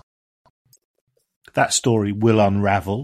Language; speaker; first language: English; native; English